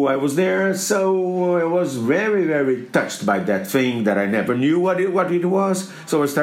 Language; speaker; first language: English; non-native, fluent; Portuguese